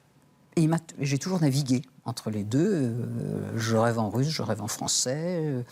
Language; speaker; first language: French; native; French